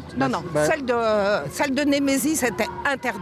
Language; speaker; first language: French; native; French